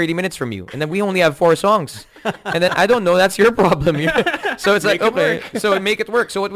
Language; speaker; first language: English; non-native, local second language; Filipino